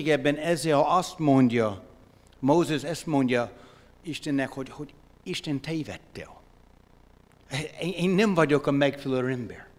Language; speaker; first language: Hungarian; non-native, fluent; English